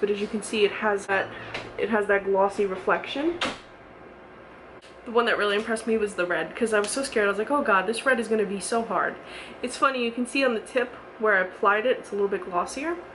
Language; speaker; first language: English; native; English